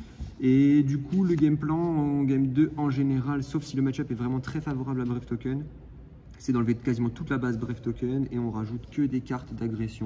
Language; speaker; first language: French; native; French